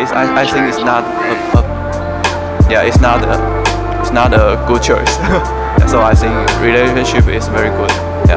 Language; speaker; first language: English; non-native, learner; Chinese